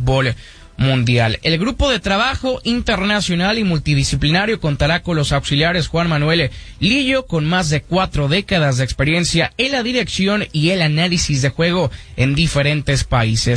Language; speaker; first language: Spanish; native; Spanish